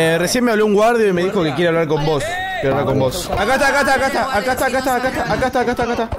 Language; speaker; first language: Spanish; early bilingual, other home language; Chinese